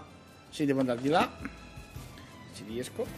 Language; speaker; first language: Italian; native; Italian